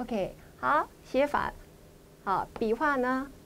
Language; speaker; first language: Chinese; non-native, fluent; Korean